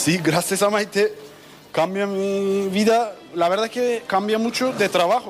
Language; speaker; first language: Spanish; non-native, learner; Turkish